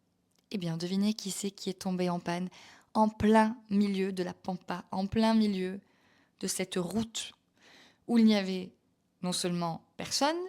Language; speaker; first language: French; native; French